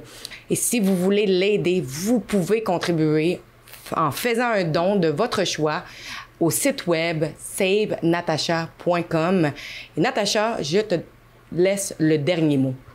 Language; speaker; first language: French; native; French